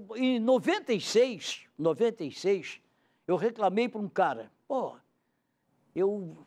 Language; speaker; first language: Portuguese; native; Portuguese